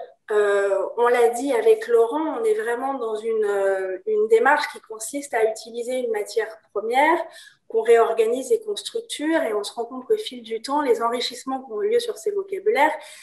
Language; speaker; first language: French; native; French